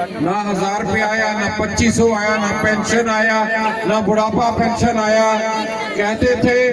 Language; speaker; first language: Urdu; non-native, local second language; Punjabi